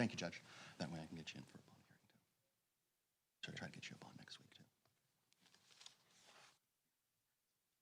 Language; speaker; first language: English; native; English